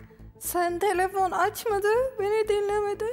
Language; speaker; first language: Turkish; non-native, learner; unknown